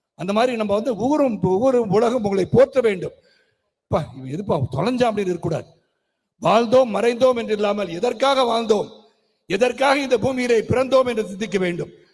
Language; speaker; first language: Tamil; native; Tamil